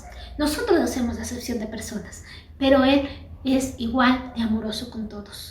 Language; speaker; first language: Spanish; native; Spanish